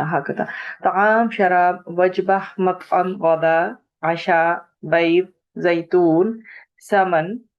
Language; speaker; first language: Arabic; non-native, fluent; Urdu